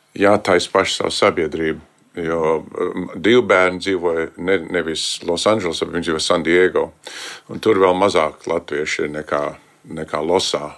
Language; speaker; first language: Latvian; early bilingual, heritage; Latvian